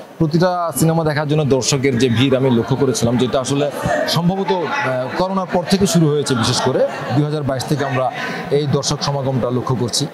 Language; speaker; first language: Bangla; native; Bangla